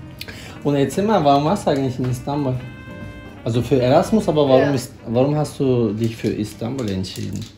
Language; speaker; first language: German; non-native, fluent; Turkish